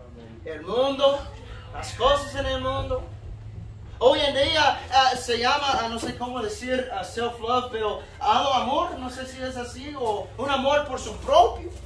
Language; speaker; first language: Spanish; non-native, fluent; English